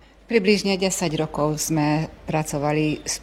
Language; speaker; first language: Slovak; early bilingual, heritage; Slovak